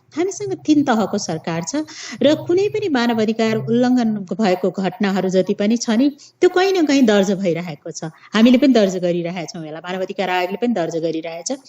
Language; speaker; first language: Nepali; non-native, local second language; Awadhi